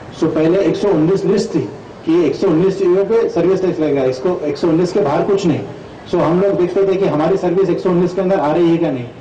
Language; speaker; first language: Hindi; non-native, local second language; Sindhi